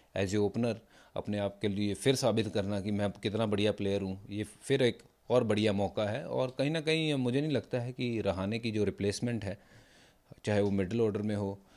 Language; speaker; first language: Hindi; non-native, local second language; Punjabi